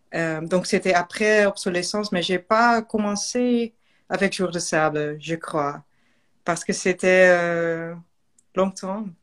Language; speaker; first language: French; non-native, learner; Dutch